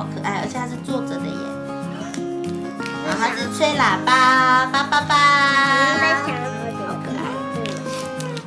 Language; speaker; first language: Chinese; native; Chinese